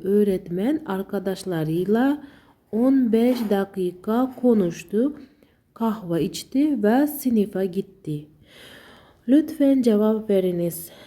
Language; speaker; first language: Turkish; non-native, learner; Uzbek